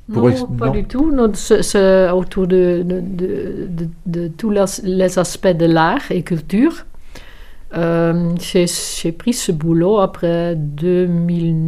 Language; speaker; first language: French; non-native, fluent; Dutch